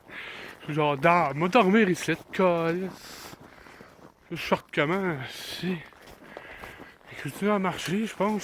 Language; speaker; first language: French; native; French